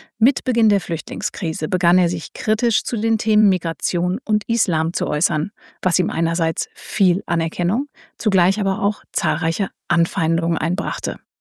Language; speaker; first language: German; native; German